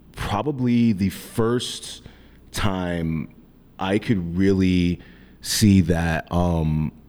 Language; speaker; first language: English; native; English